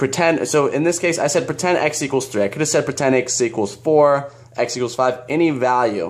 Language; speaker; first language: English; native; English